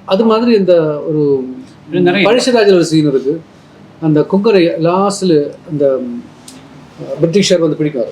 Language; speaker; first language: Tamil; non-native, learner; Malayalam